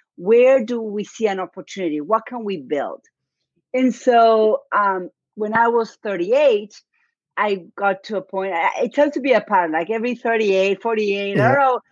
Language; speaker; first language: English; non-native, fluent; Spanish